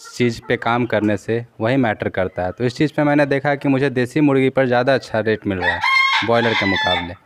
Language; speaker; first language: Hindi; native; Hindi